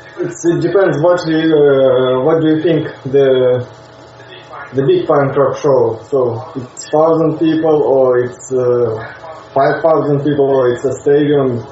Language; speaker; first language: English; non-native, learner; Russian